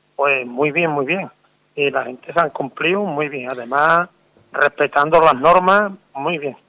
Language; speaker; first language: Spanish; native; Spanish